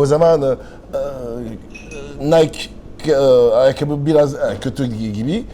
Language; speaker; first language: Turkish; non-native, learner; French